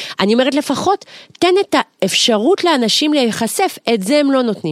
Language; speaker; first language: Hebrew; non-native, fluent; French